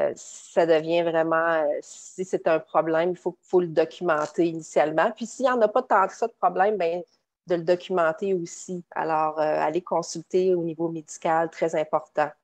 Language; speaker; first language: French; native; French